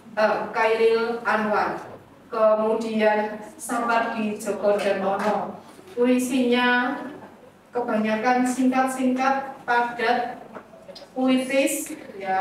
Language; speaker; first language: Indonesian; native; Indonesian